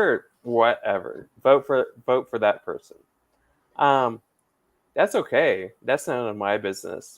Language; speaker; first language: English; native; English